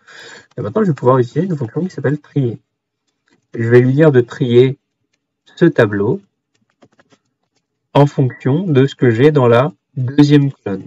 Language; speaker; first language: French; native; French